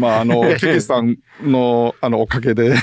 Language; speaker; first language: Japanese; non-native, learner; Chinese